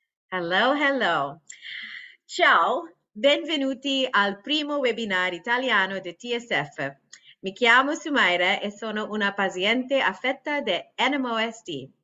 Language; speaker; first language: Italian; non-native, learner; English